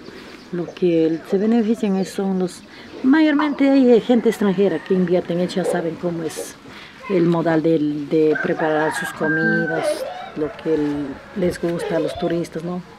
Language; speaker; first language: Spanish; native; Spanish